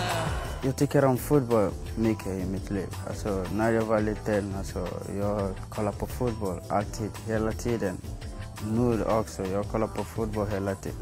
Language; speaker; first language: Swedish; non-native, fluent; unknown